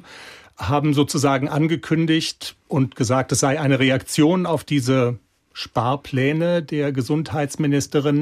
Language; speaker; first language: German; native; German